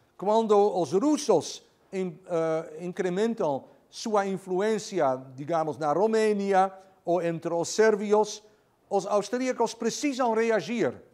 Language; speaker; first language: Portuguese; non-native, fluent; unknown